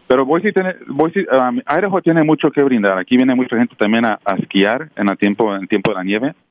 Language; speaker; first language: Spanish; native; Spanish